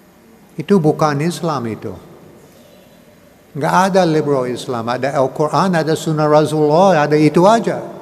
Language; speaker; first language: Indonesian; non-native, learner; English